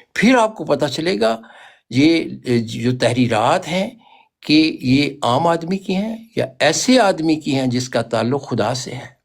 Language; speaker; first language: Urdu; non-native, local second language; Punjabi